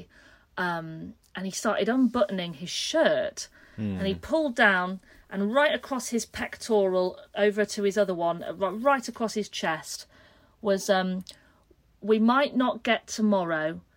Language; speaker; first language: English; native; English